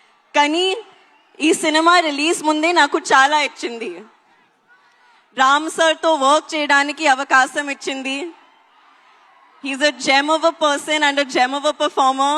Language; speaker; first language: Telugu; non-native, learner; Hindi